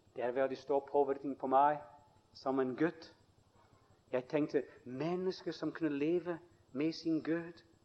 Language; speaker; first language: Norwegian; non-native, fluent; English